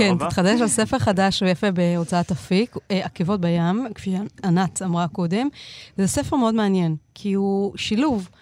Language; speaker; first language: Hebrew; native; Hebrew